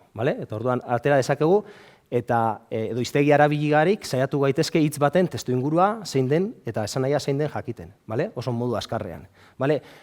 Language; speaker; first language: Basque; native; Basque